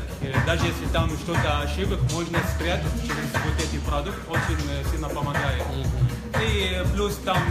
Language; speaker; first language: Russian; non-native, local second language; Georgian